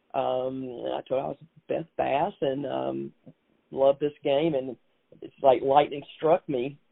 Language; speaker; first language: English; native; English